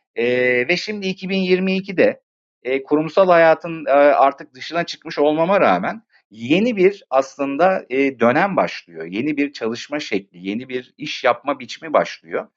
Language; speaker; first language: Turkish; native; Turkish